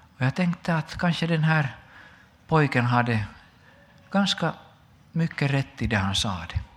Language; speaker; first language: Swedish; native; Swedish